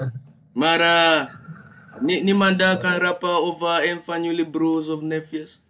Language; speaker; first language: Dutch; non-native, fluent; English